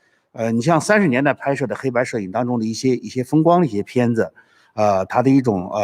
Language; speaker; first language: Chinese; native; Chinese